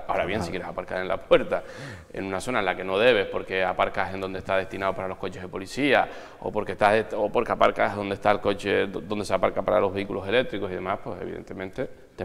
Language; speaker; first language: Spanish; native; Spanish